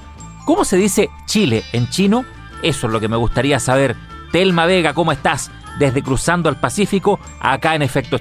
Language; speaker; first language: Spanish; native; Spanish